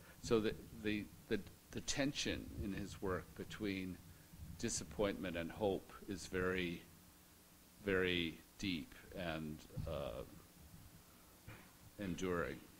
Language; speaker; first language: English; native; English